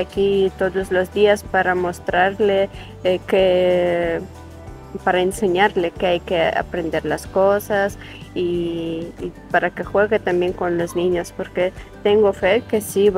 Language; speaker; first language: Spanish; non-native, fluent; Ukrainian